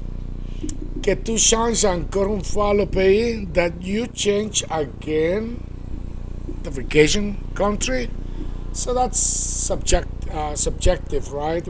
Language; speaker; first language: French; non-native, fluent; Spanish